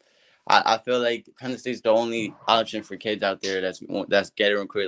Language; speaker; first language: English; native; English